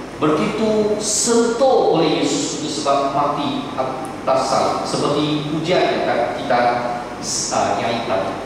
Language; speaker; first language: Malay; non-native, local second language; Chinese